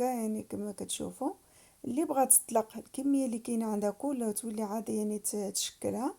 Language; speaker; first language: Arabic; native; Arabic